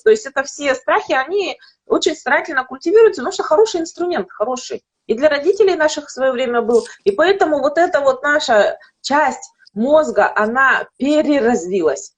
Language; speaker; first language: Russian; native; Russian